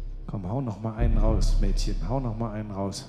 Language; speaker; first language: German; native; German